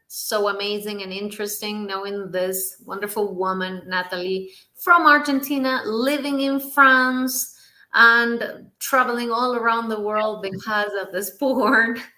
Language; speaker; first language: English; non-native, fluent; Spanish